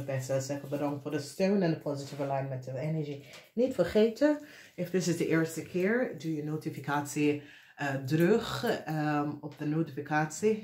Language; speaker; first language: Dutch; non-native, learner; English